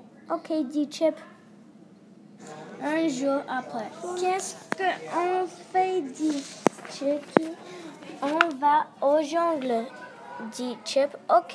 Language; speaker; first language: French; non-native, learner; English